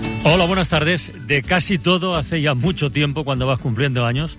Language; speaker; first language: Spanish; native; Spanish